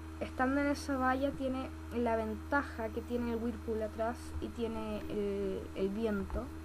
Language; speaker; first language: Spanish; native; Spanish